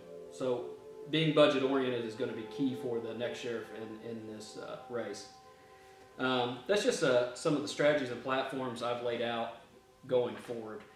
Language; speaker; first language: English; native; English